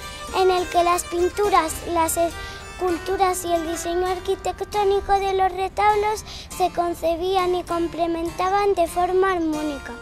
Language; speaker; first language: Spanish; native; Spanish